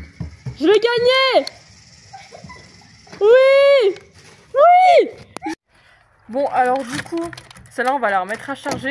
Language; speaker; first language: French; native; French